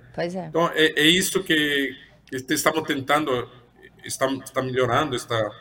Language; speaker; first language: Portuguese; non-native, fluent; Italian